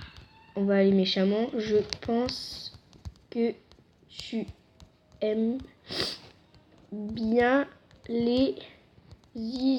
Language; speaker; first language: French; native; French